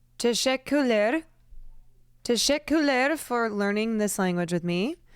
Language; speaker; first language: Turkish; non-native, learner; English